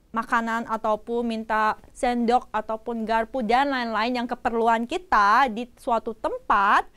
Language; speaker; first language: Indonesian; non-native, fluent; Korean